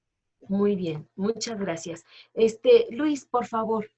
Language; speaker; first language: Spanish; native; Spanish